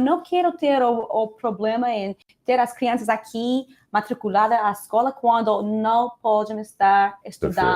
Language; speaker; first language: Portuguese; non-native, fluent; Spanish